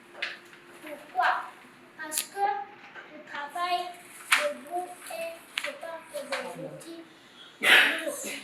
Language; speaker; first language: French; non-native, learner; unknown